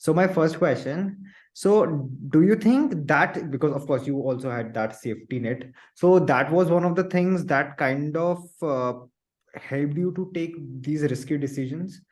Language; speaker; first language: English; non-native, local second language; Hindi